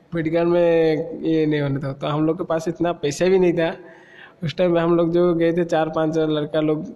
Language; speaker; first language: Hindi; non-native, local second language; Odia